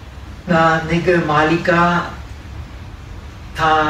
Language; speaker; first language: Chinese; non-native, fluent; Czech